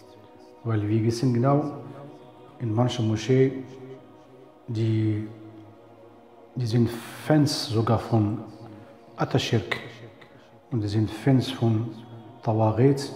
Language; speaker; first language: German; non-native, fluent; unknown